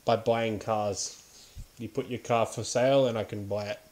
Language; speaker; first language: English; native; English